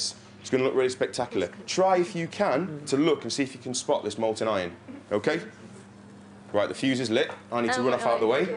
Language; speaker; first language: English; native; English